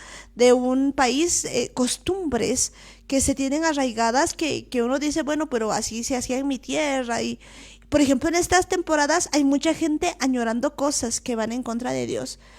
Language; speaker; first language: Spanish; native; Spanish